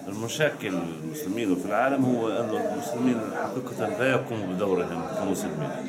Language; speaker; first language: Arabic; native; Arabic